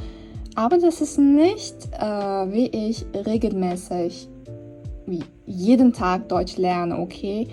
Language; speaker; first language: German; non-native, fluent; Turkish